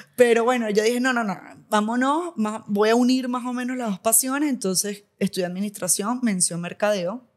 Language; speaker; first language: Spanish; native; Spanish